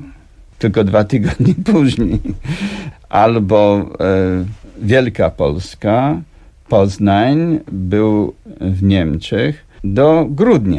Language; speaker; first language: Polish; non-native, fluent; English